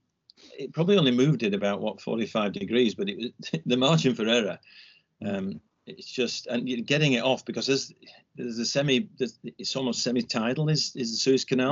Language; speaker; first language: English; native; English